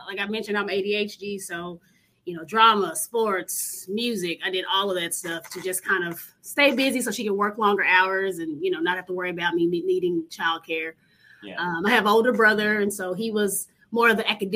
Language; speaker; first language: English; native; English